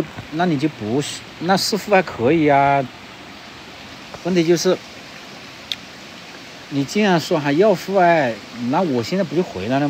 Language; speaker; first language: Chinese; native; Chinese